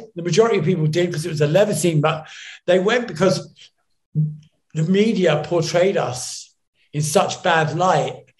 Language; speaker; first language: English; native; English